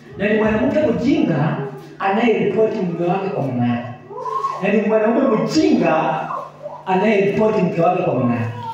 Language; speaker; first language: Swahili; non-native, local second language; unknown